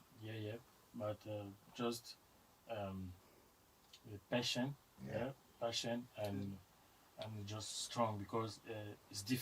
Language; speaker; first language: English; non-native, learner; French